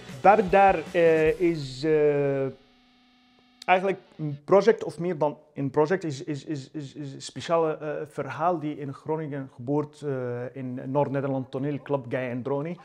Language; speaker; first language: Dutch; non-native, learner; Arabic